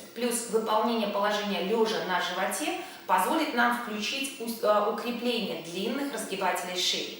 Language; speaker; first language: Russian; native; Russian